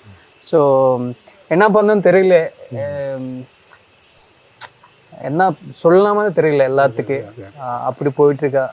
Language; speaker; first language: Tamil; non-native, learner; Telugu